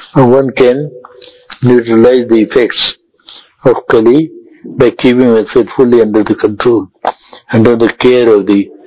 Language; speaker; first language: English; non-native, local second language; Gujarati